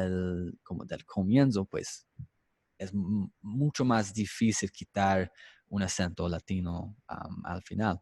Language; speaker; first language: Spanish; non-native, fluent; English